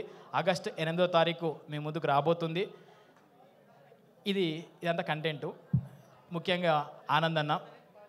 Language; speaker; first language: Telugu; native; Telugu